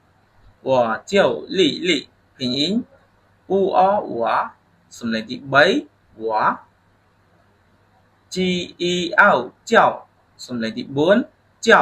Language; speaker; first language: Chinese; non-native, fluent; Khmer